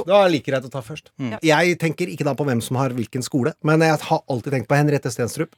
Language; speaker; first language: Norwegian; native; Norwegian